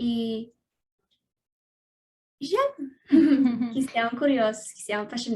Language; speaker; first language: Portuguese; non-native, learner; Spanish